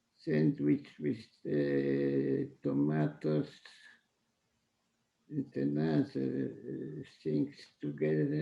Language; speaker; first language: English; non-native, fluent; Polish